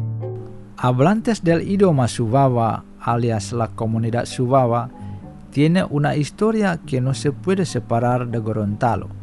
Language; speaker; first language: Spanish; non-native, fluent; Indonesian